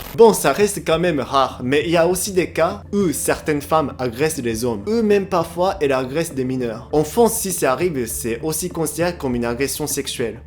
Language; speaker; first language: French; non-native, fluent; Japanese